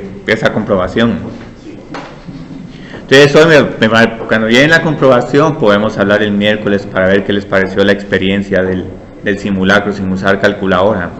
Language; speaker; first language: Spanish; native; Spanish